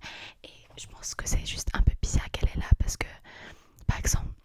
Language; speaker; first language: French; early bilingual, heritage; English